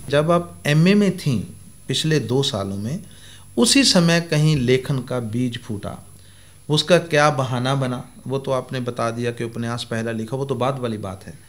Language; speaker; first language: Hindi; non-native, local second language; Punjabi